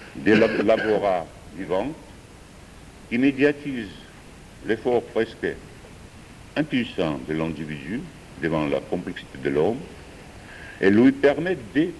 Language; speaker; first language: French; non-native, fluent; Georgian